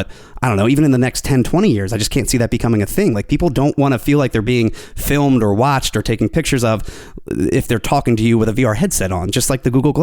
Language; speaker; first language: English; native; English